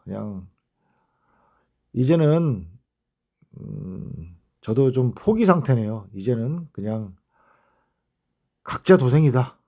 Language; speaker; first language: Korean; native; Korean